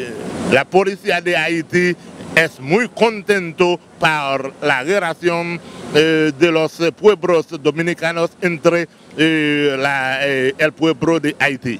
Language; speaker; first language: Spanish; non-native, local second language; Haitian Creole